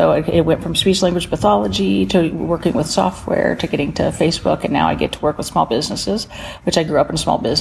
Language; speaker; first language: English; native; English